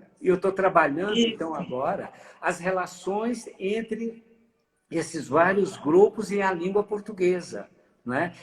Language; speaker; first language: Portuguese; native; Portuguese